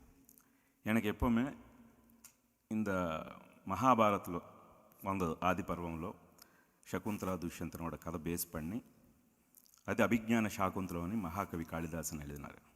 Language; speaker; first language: Tamil; non-native, local second language; Telugu